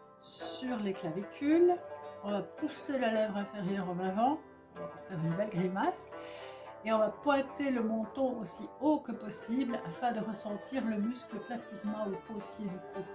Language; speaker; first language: French; native; French